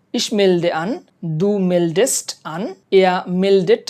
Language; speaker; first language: German; non-native, fluent; Bangla